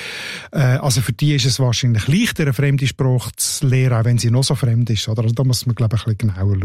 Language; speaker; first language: German; native; German